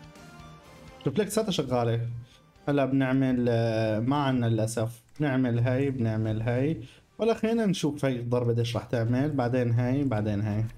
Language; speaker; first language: Arabic; native; Arabic